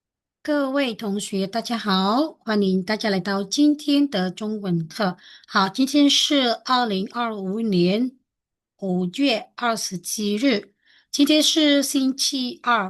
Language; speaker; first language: Chinese; non-native, fluent; Khmer